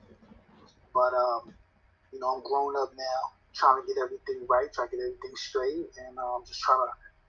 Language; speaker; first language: English; native; English